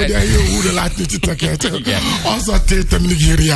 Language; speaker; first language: Hungarian; non-native, learner; Yoruba